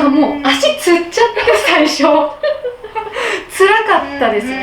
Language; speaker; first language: Japanese; native; Japanese